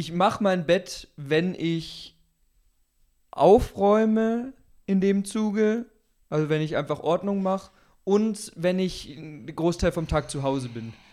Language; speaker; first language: German; native; German